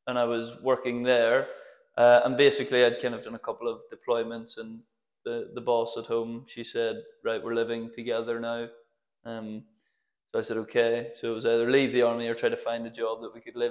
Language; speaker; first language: English; native; English